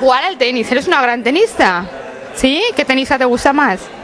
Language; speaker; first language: Spanish; native; Spanish